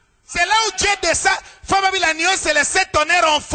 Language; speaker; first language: French; non-native, local second language; Lingala